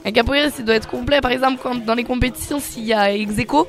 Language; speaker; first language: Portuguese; non-native, fluent; French